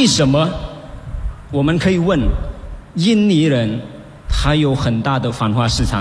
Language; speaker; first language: Chinese; early bilingual, heritage; Chinese